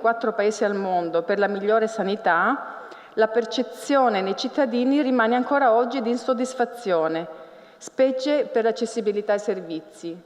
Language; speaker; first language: Italian; native; Italian